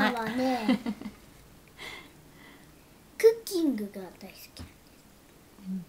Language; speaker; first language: Japanese; early bilingual, other home language; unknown